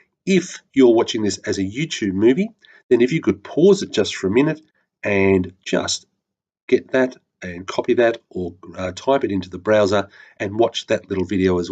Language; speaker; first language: English; native; English